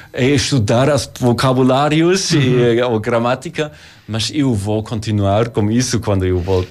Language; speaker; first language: Portuguese; non-native, learner; German